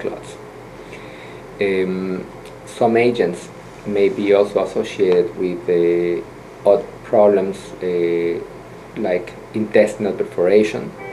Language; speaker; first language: English; non-native, fluent; Spanish